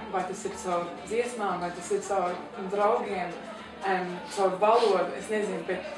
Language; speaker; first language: Latvian; early bilingual, heritage; Latvian